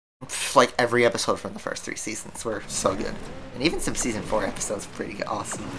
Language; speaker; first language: English; native; English